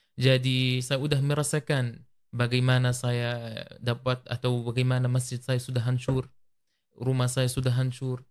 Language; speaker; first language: Malay; non-native, learner; Arabic